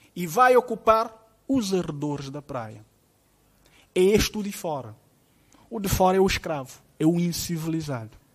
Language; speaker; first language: Portuguese; non-native, local second language; Kabuverdianu